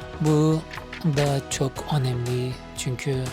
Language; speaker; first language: Turkish; non-native, fluent; Arabic